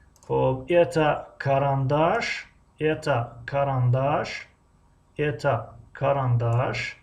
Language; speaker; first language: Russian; non-native, fluent; Tajik